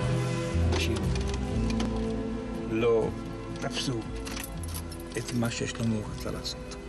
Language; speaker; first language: Hebrew; non-native, fluent; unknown